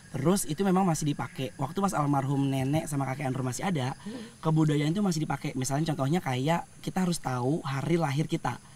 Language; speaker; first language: Indonesian; native; Indonesian